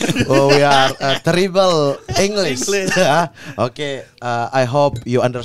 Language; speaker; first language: English; non-native, learner; Indonesian